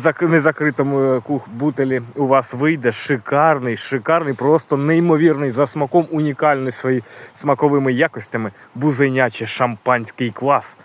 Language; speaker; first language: Ukrainian; native; Ukrainian